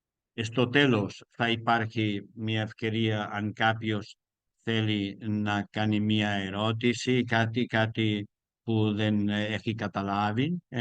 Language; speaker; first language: Greek; non-native, learner; Spanish